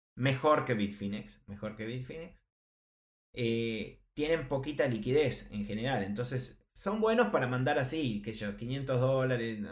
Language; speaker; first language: Spanish; native; Spanish